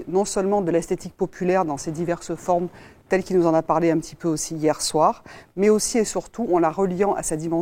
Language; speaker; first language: French; native; French